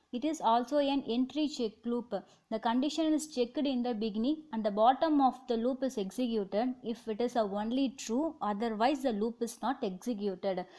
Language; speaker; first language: English; non-native, local second language; Tamil